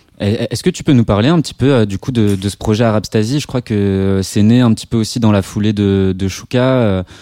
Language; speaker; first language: French; native; French